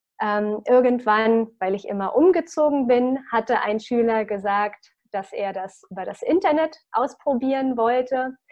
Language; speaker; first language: German; native; German